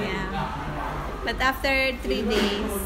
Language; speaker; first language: English; non-native, local second language; Filipino